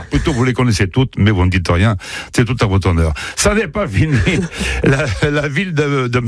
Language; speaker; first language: French; native; French